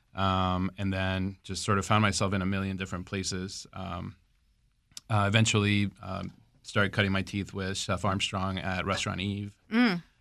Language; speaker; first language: English; early bilingual, other home language; Spanish